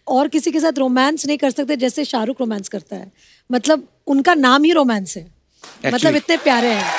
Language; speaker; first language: Hindi; non-native, local second language; Bangla